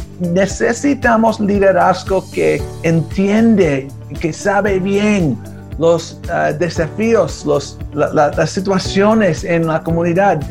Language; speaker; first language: Spanish; early bilingual, heritage; Spanish